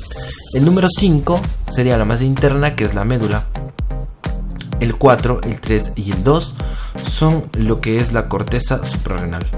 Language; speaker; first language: Spanish; native; Spanish